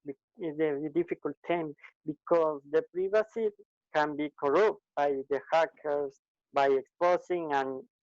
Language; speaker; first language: English; non-native, learner; Spanish